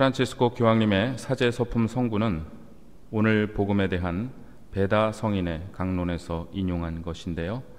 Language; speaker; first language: Korean; native; Korean